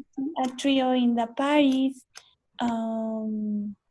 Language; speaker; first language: English; non-native, learner; Spanish